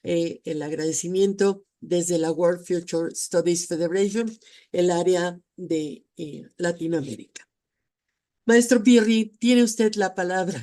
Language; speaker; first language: Spanish; native; Spanish